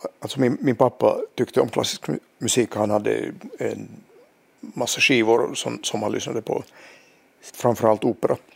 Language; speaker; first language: Swedish; non-native, local second language; Finnish